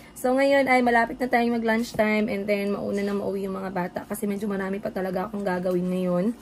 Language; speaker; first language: Filipino; native; Filipino